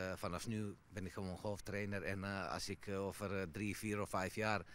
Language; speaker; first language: Dutch; non-native, fluent; Serbian